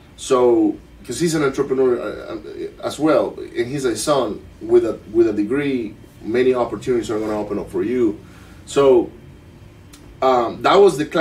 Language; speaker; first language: English; non-native, fluent; Spanish